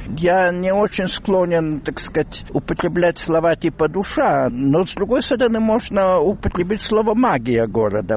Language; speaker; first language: Russian; non-native, local second language; Lithuanian